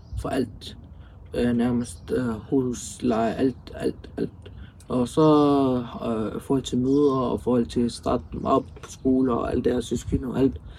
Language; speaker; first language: Danish; early bilingual, other home language; Arabic